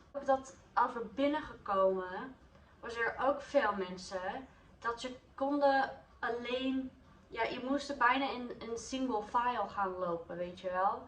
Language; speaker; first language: Dutch; non-native, learner; English